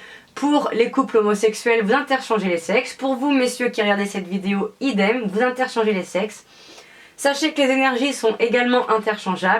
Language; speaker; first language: French; native; French